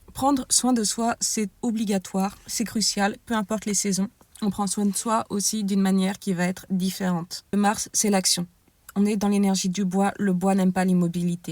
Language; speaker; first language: French; native; French